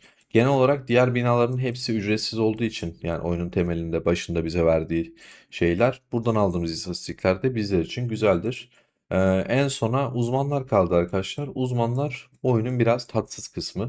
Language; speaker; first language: Turkish; native; Turkish